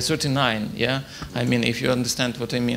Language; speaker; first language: English; non-native, learner; Ukrainian